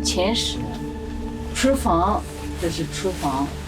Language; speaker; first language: Chinese; native; Chinese